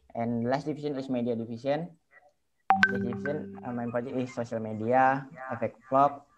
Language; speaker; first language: English; non-native, learner; Indonesian